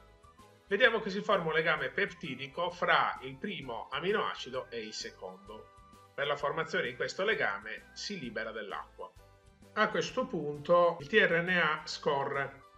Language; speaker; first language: Italian; native; Italian